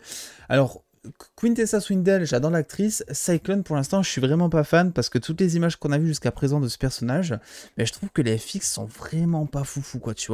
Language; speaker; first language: French; native; French